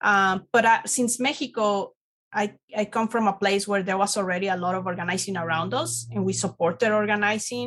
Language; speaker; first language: English; non-native, fluent; Spanish